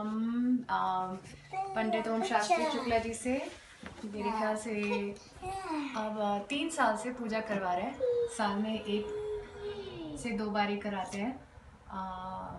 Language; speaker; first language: Hindi; native; Hindi